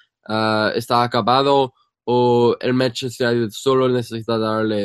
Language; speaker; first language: Spanish; non-native, fluent; English